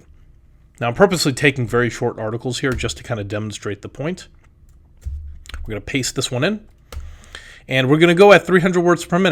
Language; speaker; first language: English; native; English